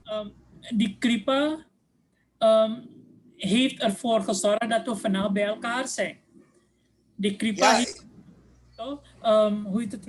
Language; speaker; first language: Dutch; non-native, local second language; Caribbean Hindustani